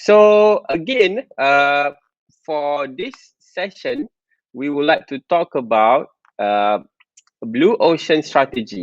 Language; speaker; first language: English; non-native, local second language; Malay